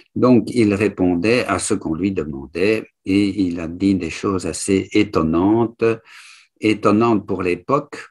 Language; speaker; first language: French; native; French